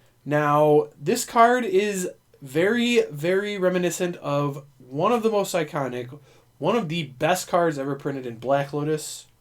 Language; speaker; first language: English; native; English